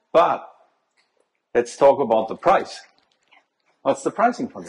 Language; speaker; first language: English; non-native, fluent; German